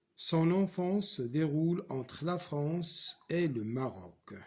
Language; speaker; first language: French; non-native, local second language; Arabic